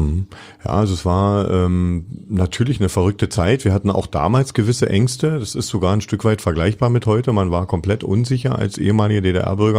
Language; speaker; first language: German; native; German